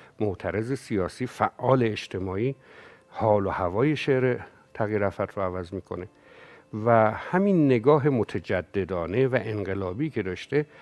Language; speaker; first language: Persian; native; Persian